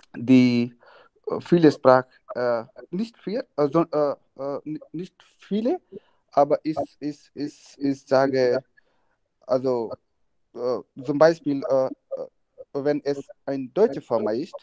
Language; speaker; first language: German; non-native, learner; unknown